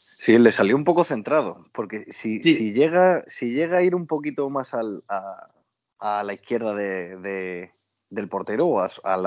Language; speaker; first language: Spanish; native; Spanish